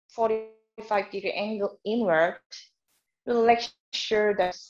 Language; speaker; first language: English; non-native, fluent; Korean